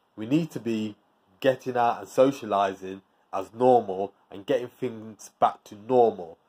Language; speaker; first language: English; native; English